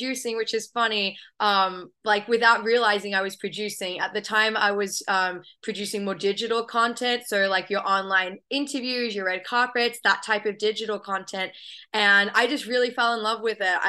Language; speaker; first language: English; native; English